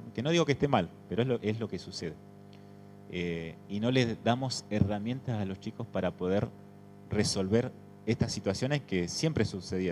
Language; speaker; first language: Spanish; native; Spanish